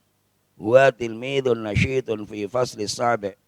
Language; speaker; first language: Arabic; non-native, fluent; Indonesian